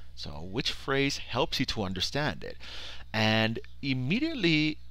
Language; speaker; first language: English; early bilingual, other home language; Spanish